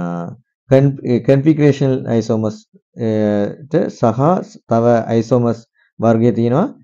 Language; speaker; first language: Sinhala; non-native, local second language; Tamil